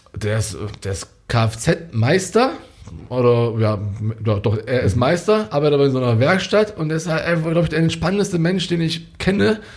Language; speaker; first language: German; early bilingual, other home language; Hungarian